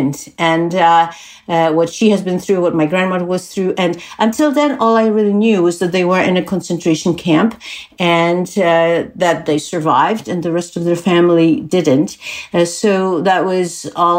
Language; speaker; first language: English; non-native, fluent; Czech